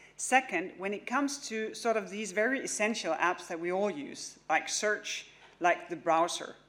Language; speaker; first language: English; non-native, fluent; Danish